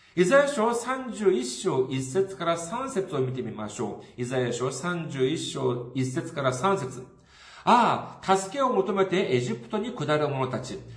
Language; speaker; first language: Japanese; non-native, fluent; Korean